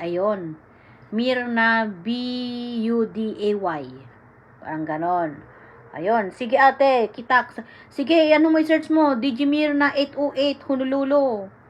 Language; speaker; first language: Filipino; non-native, local second language; Iloko